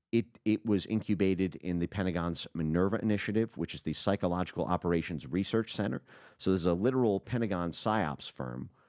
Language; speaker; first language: English; native; English